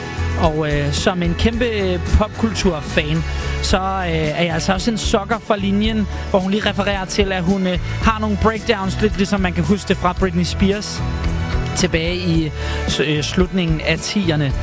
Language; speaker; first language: Danish; native; Danish